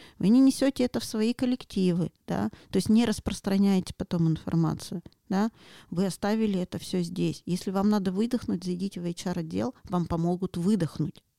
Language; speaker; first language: Russian; native; Russian